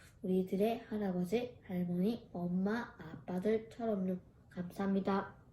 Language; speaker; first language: Korean; early bilingual, heritage; Korean